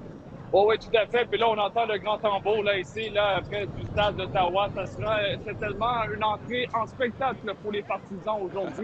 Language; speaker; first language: French; native; French